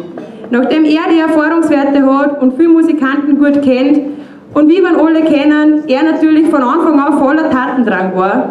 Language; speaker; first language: German; native; German